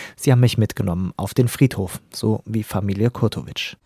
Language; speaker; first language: German; native; German